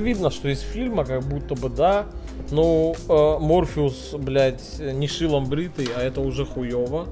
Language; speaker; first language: Russian; native; Russian